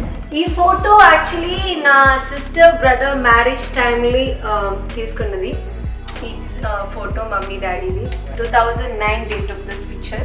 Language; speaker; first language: Telugu; non-native, learner; Malayalam